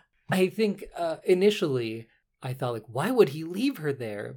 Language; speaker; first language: English; native; English